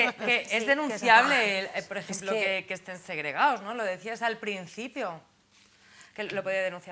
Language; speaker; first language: Spanish; native; Spanish